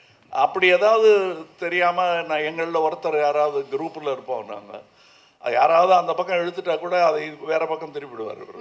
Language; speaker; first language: Tamil; native; Tamil